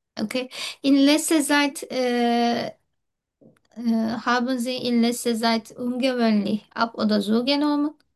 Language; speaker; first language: German; non-native, learner; Turkish